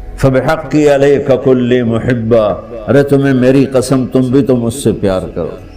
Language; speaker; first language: Urdu; non-native, local second language; Punjabi